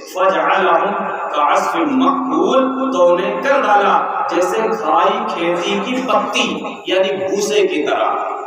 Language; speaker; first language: Urdu; native; Urdu